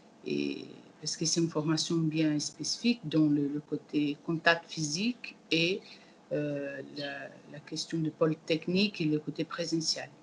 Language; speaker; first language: French; non-native, learner; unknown